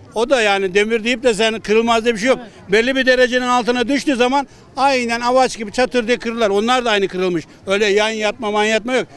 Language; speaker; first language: Turkish; native; Turkish